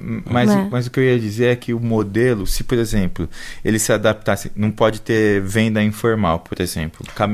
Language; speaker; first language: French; non-native, learner; Portuguese